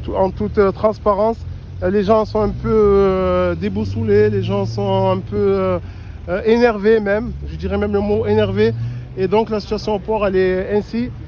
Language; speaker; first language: French; non-native, local second language; Arabic